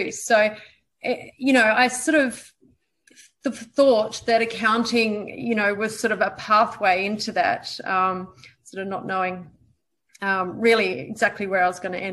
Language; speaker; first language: English; native; English